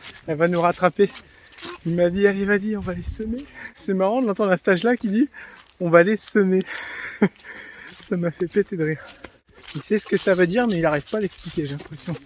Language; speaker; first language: French; native; French